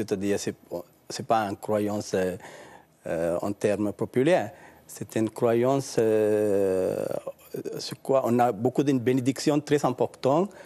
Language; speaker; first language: French; non-native, learner; Sinhala